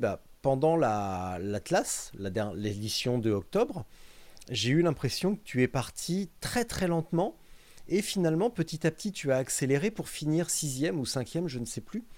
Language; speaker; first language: French; native; French